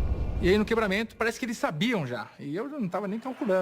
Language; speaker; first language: Portuguese; native; Portuguese